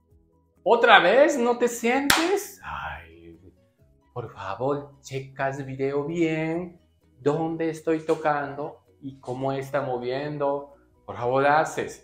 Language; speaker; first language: Spanish; non-native, learner; Japanese